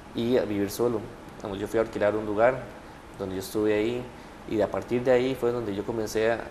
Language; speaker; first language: Spanish; native; Spanish